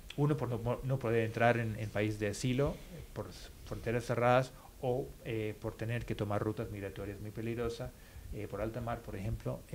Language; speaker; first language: Spanish; non-native, fluent; English